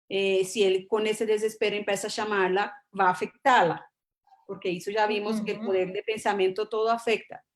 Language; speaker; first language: Spanish; non-native, fluent; Portuguese